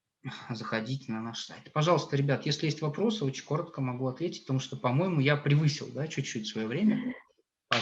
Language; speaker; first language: Russian; native; Russian